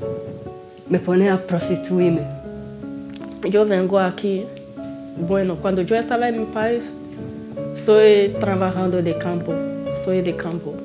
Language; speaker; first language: Spanish; non-native, learner; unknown